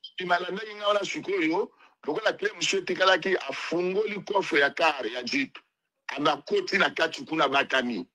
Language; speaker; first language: Lingala; native; Lingala